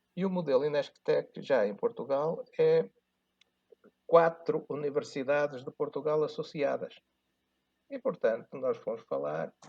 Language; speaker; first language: Portuguese; native; Portuguese